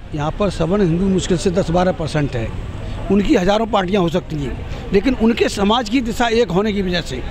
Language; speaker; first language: Hindi; native; Hindi